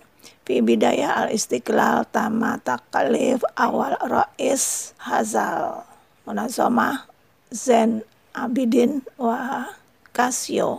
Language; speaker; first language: Arabic; non-native, fluent; Indonesian